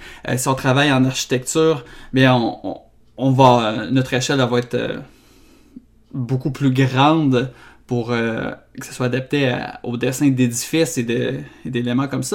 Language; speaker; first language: French; native; French